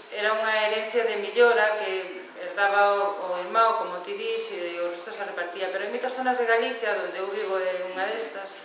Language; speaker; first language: Spanish; non-native, local second language; Galician